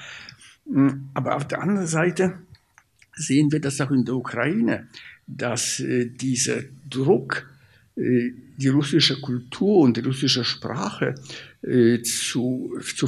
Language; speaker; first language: German; non-native, fluent; Polish